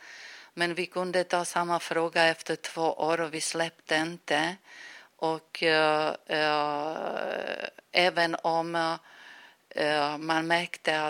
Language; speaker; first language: Swedish; non-native, fluent; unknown